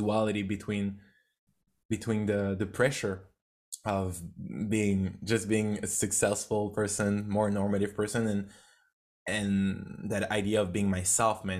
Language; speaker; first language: English; non-native, fluent; French